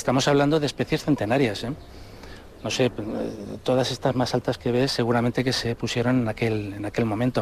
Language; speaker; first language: Spanish; native; Spanish